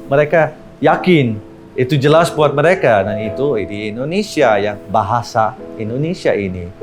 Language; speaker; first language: Indonesian; non-native, learner; Dutch